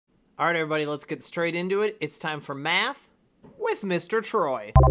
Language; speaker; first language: English; native; English